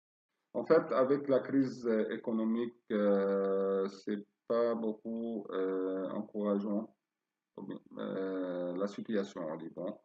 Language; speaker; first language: French; non-native, fluent; Arabic